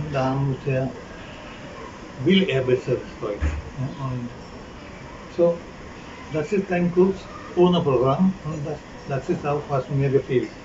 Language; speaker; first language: German; non-native, fluent; Marathi